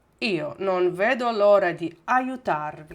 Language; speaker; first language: Italian; non-native, fluent; Ukrainian